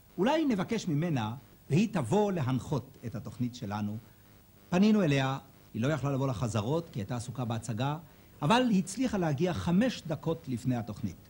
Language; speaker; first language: Hebrew; native; Hebrew